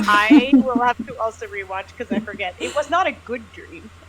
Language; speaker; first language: English; native; English